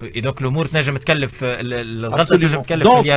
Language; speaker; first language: Arabic; native; Arabic